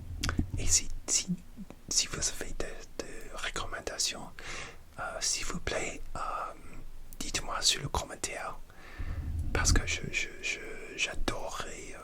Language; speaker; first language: French; non-native, learner; English